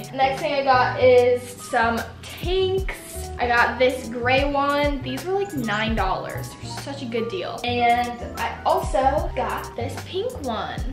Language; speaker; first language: English; native; English